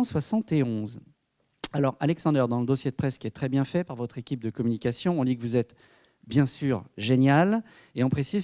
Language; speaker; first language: French; native; French